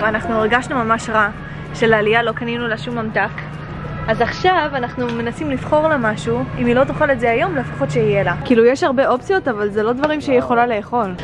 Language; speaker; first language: Hebrew; early bilingual, heritage; Hebrew